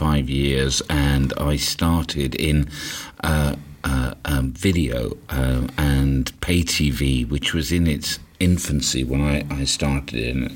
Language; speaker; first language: English; native; English